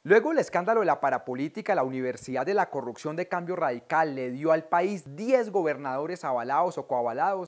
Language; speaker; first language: Spanish; native; Spanish